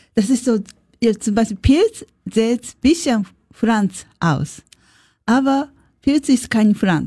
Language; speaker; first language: German; non-native, learner; Japanese